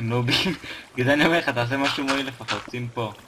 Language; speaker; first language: Hebrew; native; Hebrew